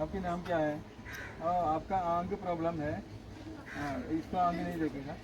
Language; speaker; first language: Hindi; non-native, local second language; Malayalam